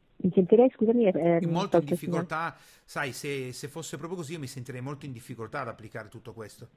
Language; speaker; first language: Italian; native; Italian